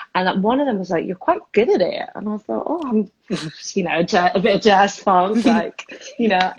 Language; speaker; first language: English; early bilingual, other home language; Spanish